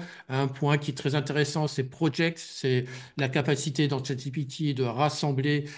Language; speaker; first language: French; native; French